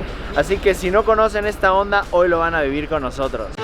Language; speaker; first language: Spanish; native; Spanish